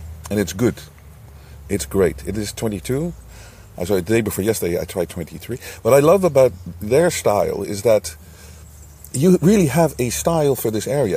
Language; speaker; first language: English; non-native, fluent; Dutch